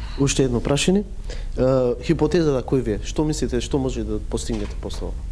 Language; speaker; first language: Macedonian; non-native, local second language; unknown